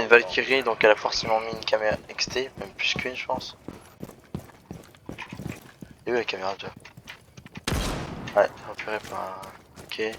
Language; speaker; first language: French; native; French